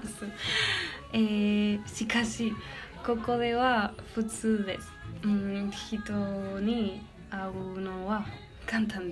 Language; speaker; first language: Japanese; non-native, learner; Spanish